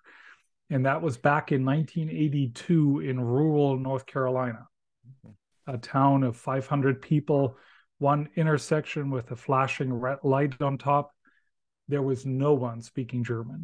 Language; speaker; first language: English; non-native, fluent; German